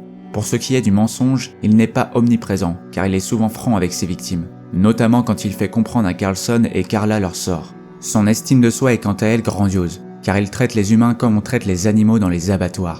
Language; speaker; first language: French; native; French